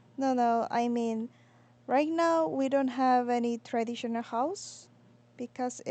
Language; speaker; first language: English; non-native, learner; Korean